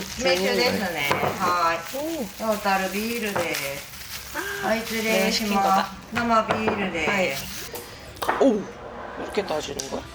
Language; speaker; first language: Japanese; non-native, learner; Korean